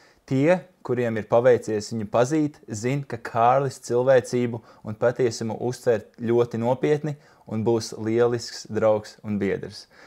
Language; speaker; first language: Latvian; native; Latvian